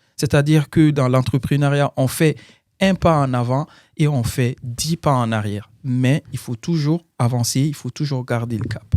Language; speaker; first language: French; non-native, local second language; Bambara